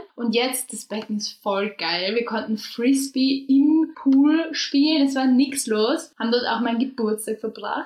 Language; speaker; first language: German; native; German